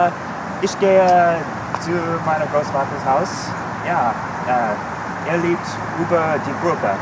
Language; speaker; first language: German; non-native, learner; English